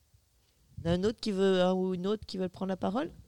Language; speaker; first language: French; native; French